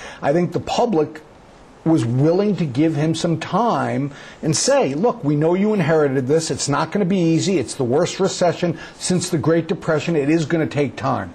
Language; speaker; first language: English; native; English